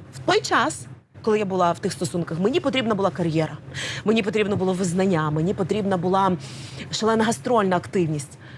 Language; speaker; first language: Ukrainian; native; Ukrainian